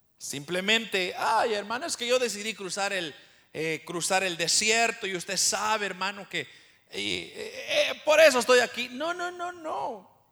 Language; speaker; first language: Spanish; native; Spanish